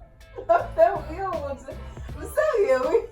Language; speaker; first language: French; non-native, local second language; Haitian Creole